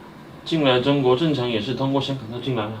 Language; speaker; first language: Chinese; native; Chinese